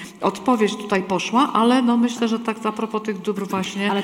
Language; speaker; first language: Polish; native; Polish